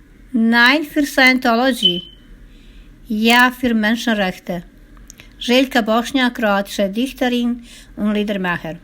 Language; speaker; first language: German; non-native, fluent; Croatian